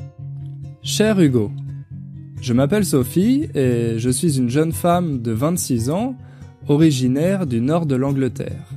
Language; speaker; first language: French; native; French